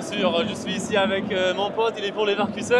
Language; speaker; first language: French; non-native, fluent; German